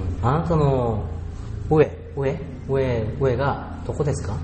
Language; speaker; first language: Japanese; non-native, learner; Korean